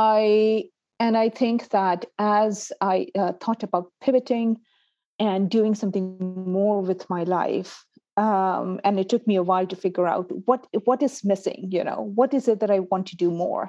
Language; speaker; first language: English; non-native, local second language; Urdu